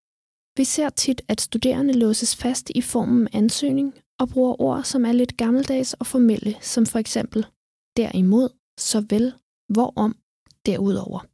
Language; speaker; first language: Danish; native; Danish